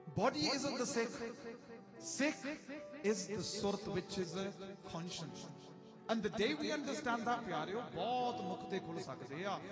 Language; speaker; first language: Punjabi; early bilingual, heritage; Punjabi